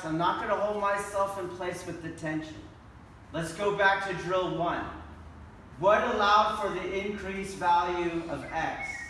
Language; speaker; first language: English; native; English